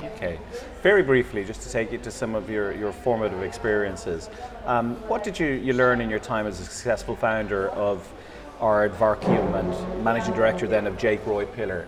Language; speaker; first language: English; native; English